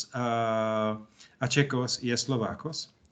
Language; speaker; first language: Spanish; non-native, learner; Czech